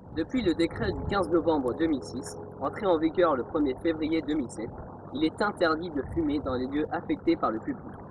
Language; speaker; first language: French; native; French